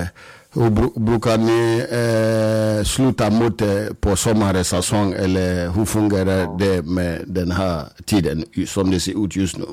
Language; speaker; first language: Swedish; non-native, fluent; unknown